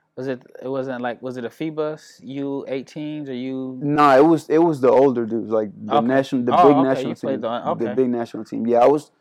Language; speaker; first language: English; non-native, fluent; Spanish